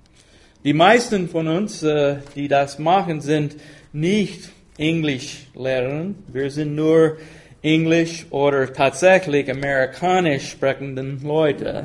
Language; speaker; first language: German; non-native, fluent; English